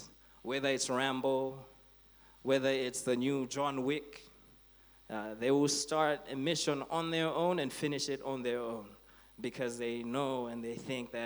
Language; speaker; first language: English; non-native, local second language; Nyanja